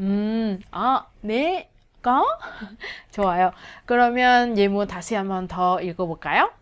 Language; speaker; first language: Korean; non-native, learner; Vietnamese